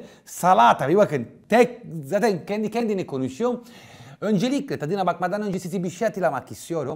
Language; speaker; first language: Turkish; non-native, fluent; Italian